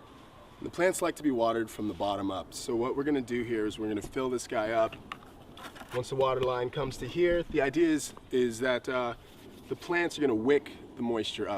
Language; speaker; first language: English; native; English